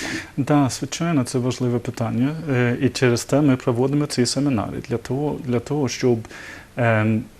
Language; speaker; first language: Ukrainian; non-native, learner; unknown